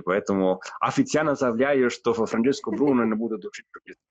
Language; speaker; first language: Russian; non-native, fluent; Italian